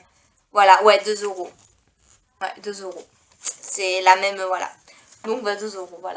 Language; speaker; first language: French; native; French